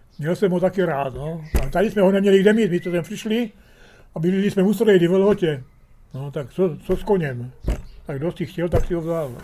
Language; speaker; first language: Czech; early bilingual, heritage; Czech